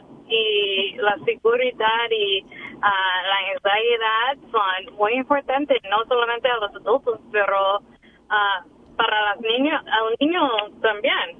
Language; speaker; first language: Spanish; non-native, learner; English